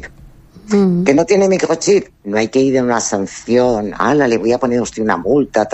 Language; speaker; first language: Spanish; native; Spanish